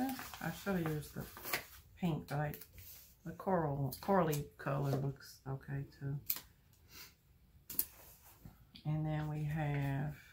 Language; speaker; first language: English; native; English